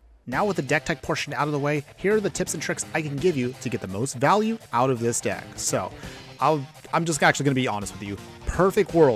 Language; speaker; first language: English; native; English